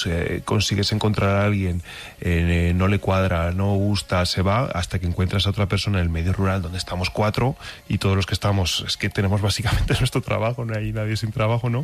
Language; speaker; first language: Spanish; native; Spanish